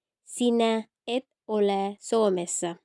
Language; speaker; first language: Finnish; non-native, fluent; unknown